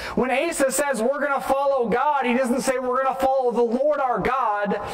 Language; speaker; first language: English; native; English